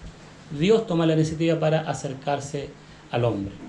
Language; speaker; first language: Spanish; native; Spanish